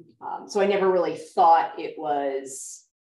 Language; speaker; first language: English; native; English